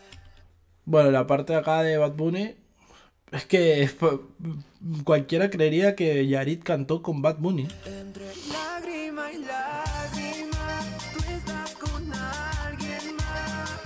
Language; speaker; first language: Spanish; native; Spanish